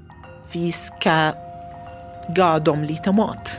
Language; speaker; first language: Swedish; non-native, learner; Arabic